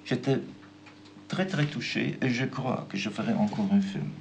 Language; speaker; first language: French; non-native, fluent; German